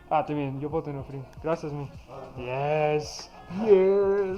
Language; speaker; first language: Spanish; non-native, learner; English